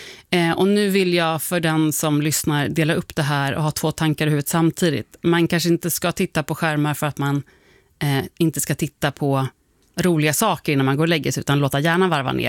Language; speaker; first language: Swedish; native; Swedish